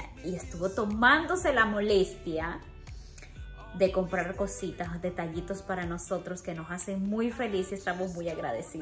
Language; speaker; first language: Spanish; native; Spanish